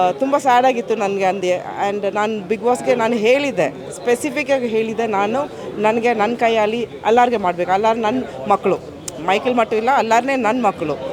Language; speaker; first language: Kannada; non-native, fluent; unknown